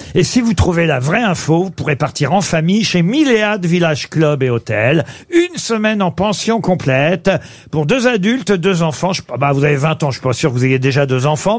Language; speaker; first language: French; native; French